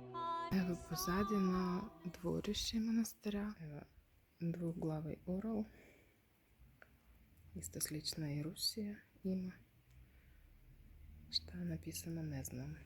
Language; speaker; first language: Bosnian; non-native, learner; Russian